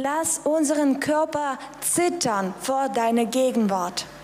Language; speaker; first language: German; non-native, fluent; Russian